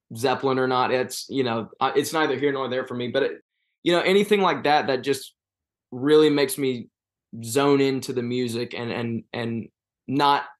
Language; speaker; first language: English; native; English